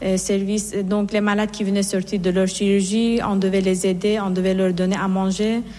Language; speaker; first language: French; non-native, fluent; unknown